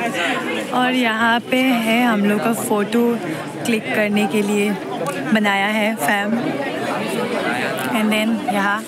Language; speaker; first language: Hindi; non-native, local second language; Assamese